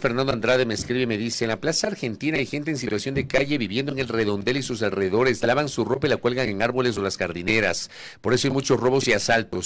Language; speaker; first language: Spanish; native; Spanish